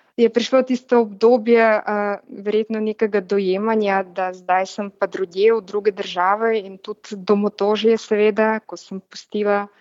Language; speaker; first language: Slovenian; non-native, fluent; Belarusian